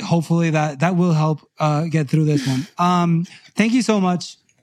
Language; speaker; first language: English; native; English